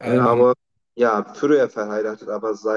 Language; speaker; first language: German; non-native, learner; Turkish